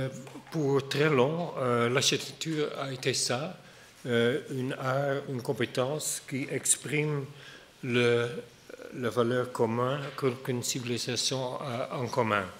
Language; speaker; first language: French; non-native, fluent; Dutch